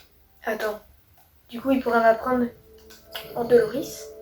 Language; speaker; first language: French; native; French